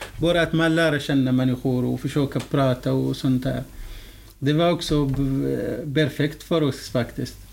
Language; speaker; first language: Swedish; non-native, fluent; Arabic